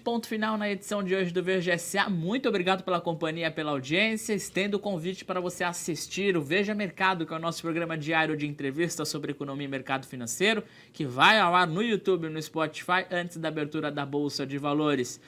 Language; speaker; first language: Portuguese; native; Portuguese